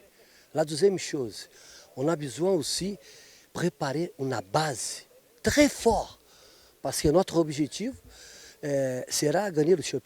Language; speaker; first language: French; non-native, fluent; Portuguese